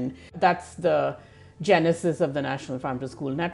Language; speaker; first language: English; non-native, local second language; Hindi